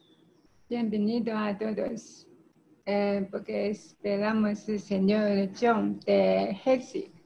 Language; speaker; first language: Spanish; non-native, learner; Chinese